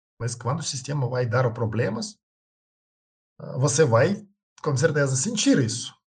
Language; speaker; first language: Portuguese; non-native, learner; Russian